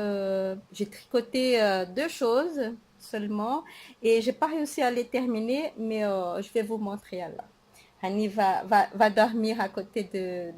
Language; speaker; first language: French; non-native, fluent; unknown